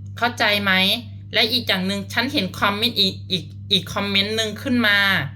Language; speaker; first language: Thai; non-native, fluent; Lao